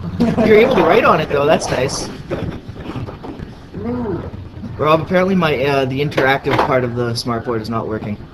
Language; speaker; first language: English; native; English